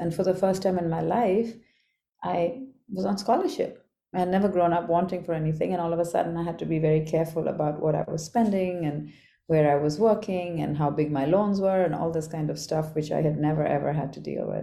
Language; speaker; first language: English; non-native, local second language; Bangla